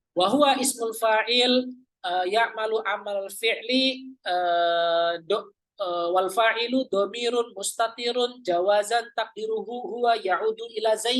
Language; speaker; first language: Arabic; non-native, fluent; Indonesian